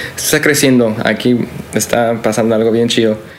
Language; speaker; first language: Spanish; non-native, fluent; English